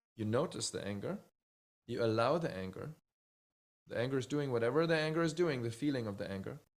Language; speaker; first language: English; early bilingual, other home language; Czech